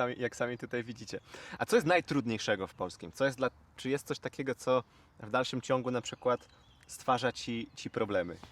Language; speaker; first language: Polish; native; Polish